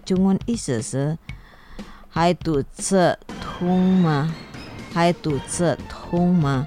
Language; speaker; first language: Chinese; non-native, learner; Indonesian